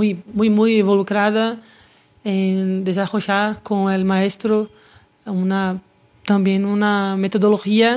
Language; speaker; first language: Spanish; non-native, learner; Portuguese